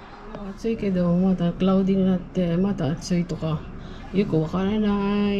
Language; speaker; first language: Japanese; non-native, learner; Filipino